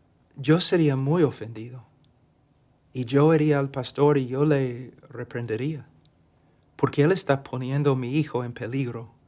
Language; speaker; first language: Spanish; non-native, fluent; English